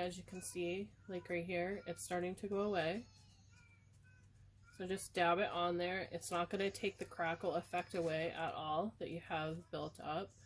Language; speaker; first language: English; native; English